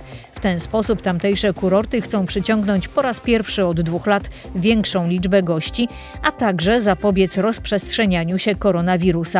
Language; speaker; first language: Polish; native; Polish